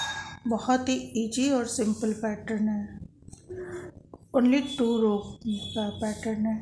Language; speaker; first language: Hindi; native; Hindi